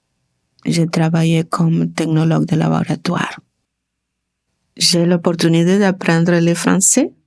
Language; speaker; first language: French; non-native, learner; Spanish